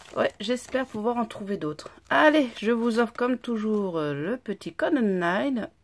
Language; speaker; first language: French; native; French